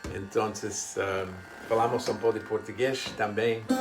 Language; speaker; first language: Portuguese; non-native, learner; English